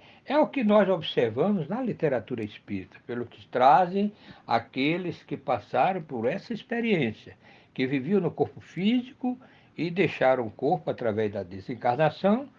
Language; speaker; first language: Portuguese; native; Portuguese